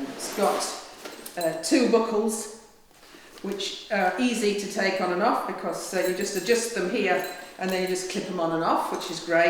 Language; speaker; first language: English; native; English